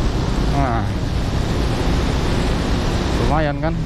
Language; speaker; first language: Indonesian; native; Indonesian